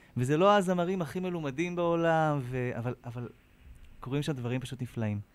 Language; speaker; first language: Hebrew; native; Hebrew